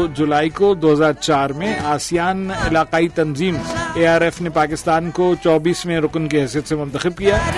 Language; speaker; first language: Urdu; native; Urdu